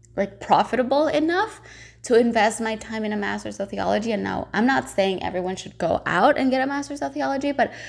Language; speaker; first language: English; non-native, fluent; Spanish